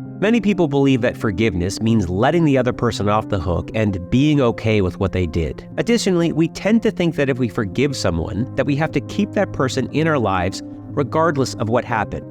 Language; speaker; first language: English; native; English